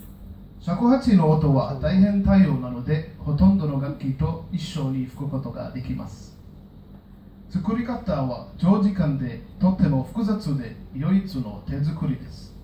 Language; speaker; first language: Japanese; non-native, learner; Hebrew